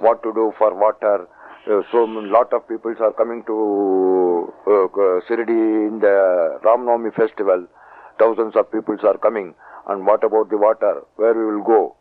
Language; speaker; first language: English; non-native, local second language; Marathi